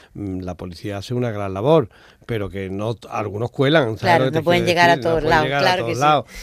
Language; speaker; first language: Spanish; native; Spanish